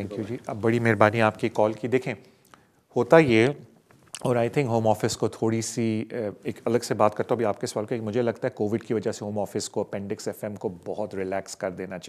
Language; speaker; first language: Urdu; native; Urdu